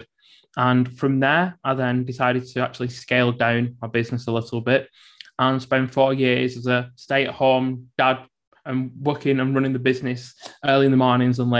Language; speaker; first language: English; native; English